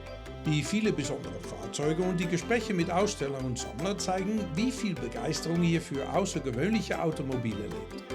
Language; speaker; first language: German; native; German